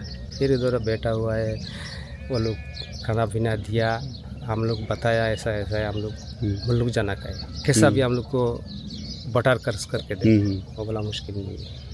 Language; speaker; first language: Hindi; non-native, fluent; Pashto